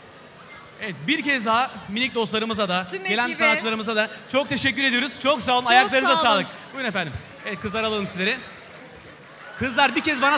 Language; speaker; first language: Turkish; native; Turkish